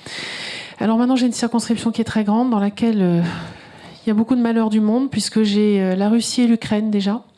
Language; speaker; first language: French; native; French